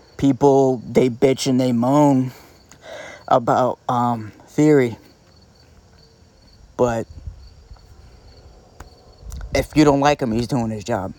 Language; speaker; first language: English; native; English